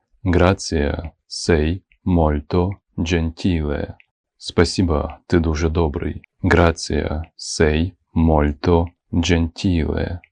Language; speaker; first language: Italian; non-native, fluent; Ukrainian